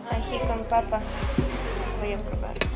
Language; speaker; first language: Spanish; non-native, learner; Ukrainian